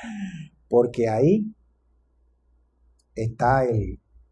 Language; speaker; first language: Spanish; native; Spanish